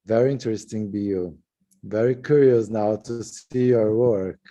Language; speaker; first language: English; non-native, fluent; Portuguese